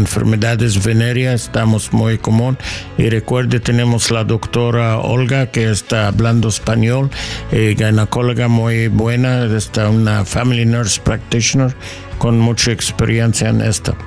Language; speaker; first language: Spanish; non-native, learner; English